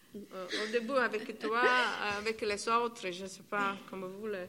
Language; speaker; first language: French; non-native, learner; Italian